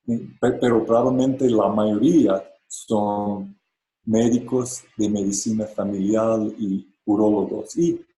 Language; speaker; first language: Spanish; non-native, fluent; English